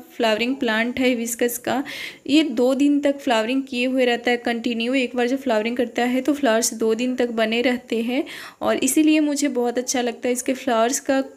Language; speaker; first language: Hindi; native; Hindi